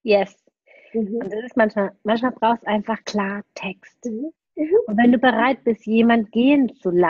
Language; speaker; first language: German; native; German